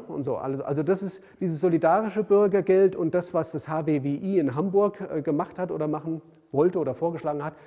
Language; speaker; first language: German; native; German